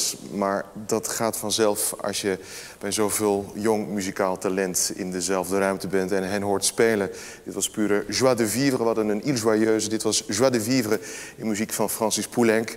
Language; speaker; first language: Dutch; native; Dutch